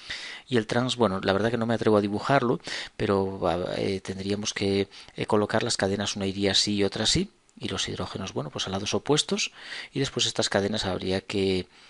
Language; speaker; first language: Spanish; native; Spanish